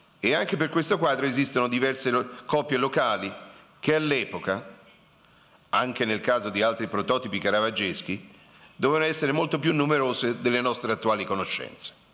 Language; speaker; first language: Italian; native; Italian